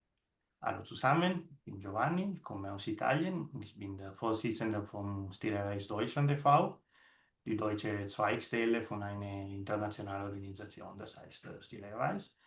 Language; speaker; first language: German; non-native, fluent; Italian